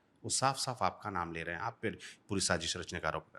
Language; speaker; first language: Hindi; native; Hindi